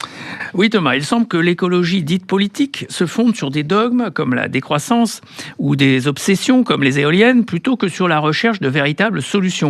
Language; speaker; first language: French; native; French